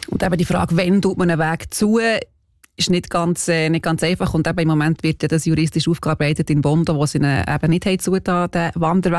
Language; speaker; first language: German; native; German